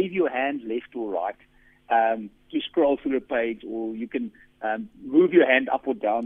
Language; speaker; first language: English; non-native, local second language; Afrikaans